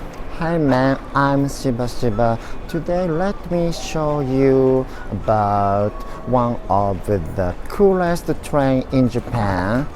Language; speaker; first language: English; non-native, learner; Japanese